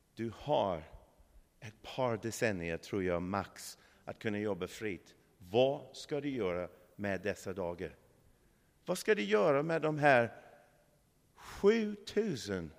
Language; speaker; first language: Swedish; non-native, fluent; English